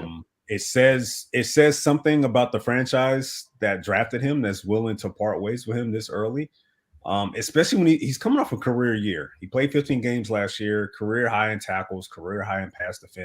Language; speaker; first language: English; native; English